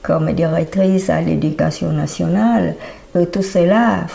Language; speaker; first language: French; non-native, fluent; Khmer